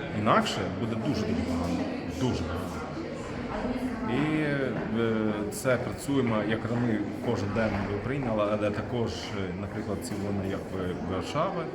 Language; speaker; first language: Ukrainian; non-native, learner; Lithuanian